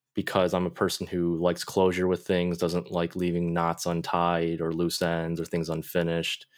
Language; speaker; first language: English; native; English